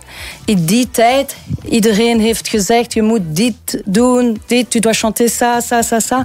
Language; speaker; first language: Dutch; non-native, local second language; French